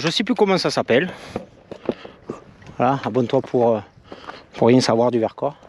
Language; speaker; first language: French; native; French